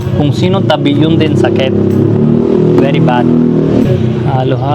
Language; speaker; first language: Filipino; non-native, learner; Hindi